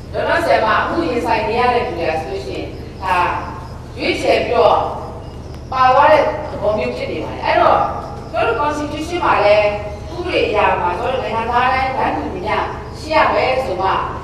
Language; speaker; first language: Burmese; non-native, local second language; Kachin